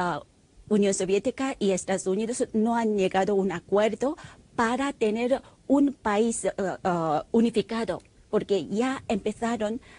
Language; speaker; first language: Spanish; non-native, fluent; Korean